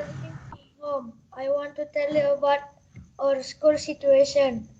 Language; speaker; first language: English; non-native, learner; Indonesian